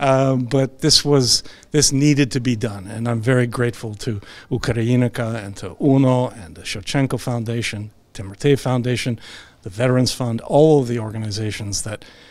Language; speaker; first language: English; early bilingual, other home language; Ukrainian